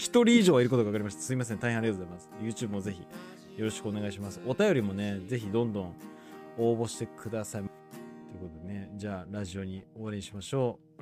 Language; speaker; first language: Japanese; native; Japanese